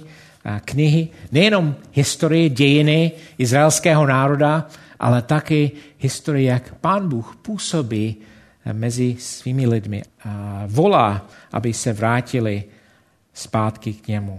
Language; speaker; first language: Czech; non-native, fluent; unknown